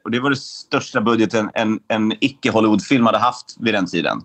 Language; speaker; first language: Swedish; native; Swedish